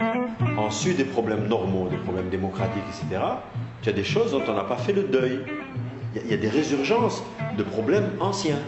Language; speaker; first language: French; non-native, local second language; Arabic